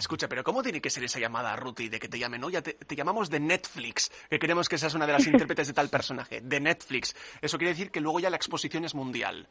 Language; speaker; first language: Spanish; native; Spanish